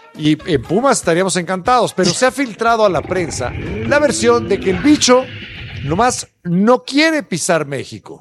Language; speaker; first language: Spanish; native; Spanish